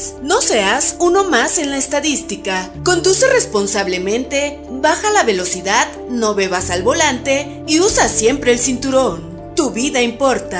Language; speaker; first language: Spanish; native; Spanish